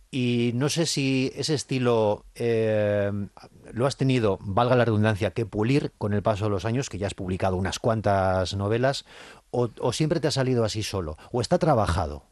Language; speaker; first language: Spanish; native; Spanish